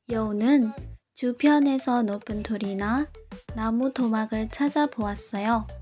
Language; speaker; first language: Korean; non-native, learner; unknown